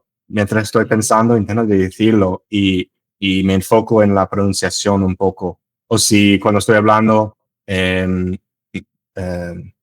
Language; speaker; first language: Spanish; non-native, fluent; English